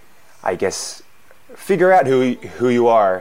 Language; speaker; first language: English; native; English